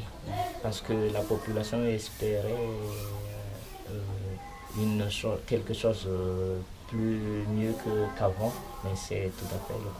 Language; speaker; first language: French; non-native, local second language; Malagasy